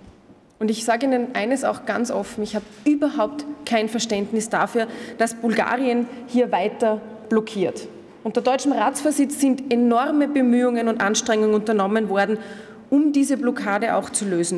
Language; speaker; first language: German; native; German